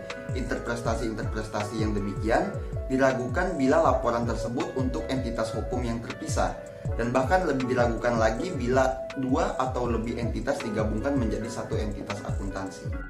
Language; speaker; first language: Indonesian; native; Indonesian